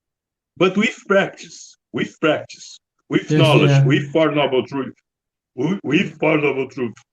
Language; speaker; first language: English; non-native, learner; Portuguese